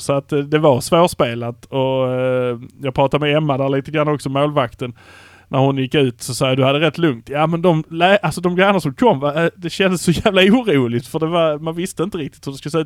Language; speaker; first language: Swedish; native; Swedish